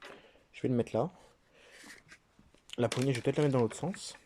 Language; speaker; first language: French; native; French